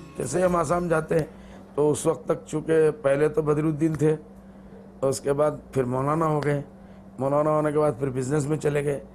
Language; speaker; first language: Hindi; non-native, local second language; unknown